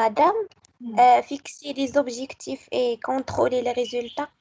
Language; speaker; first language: French; non-native, local second language; Arabic